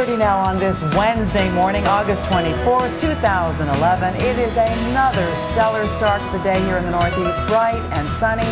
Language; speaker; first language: English; native; English